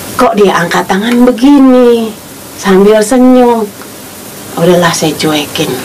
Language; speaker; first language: Indonesian; native; Indonesian